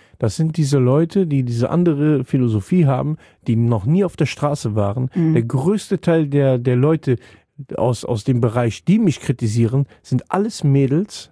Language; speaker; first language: German; native; German